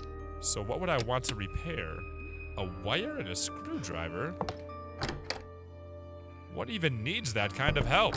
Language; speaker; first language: English; native; English